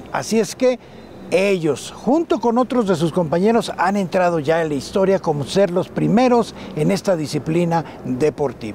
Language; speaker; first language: Spanish; native; Spanish